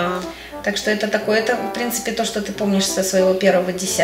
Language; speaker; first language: Russian; native; Russian